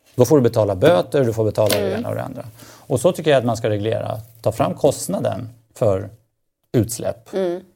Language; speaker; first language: Swedish; native; Swedish